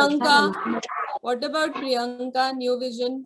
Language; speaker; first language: English; non-native, local second language; Marathi